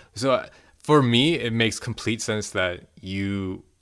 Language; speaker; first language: English; early bilingual, other home language; Korean